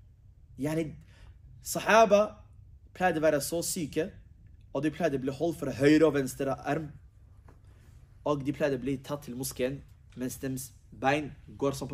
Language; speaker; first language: Norwegian; early bilingual, other home language; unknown